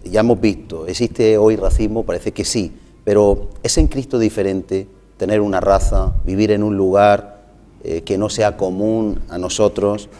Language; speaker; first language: Spanish; native; Spanish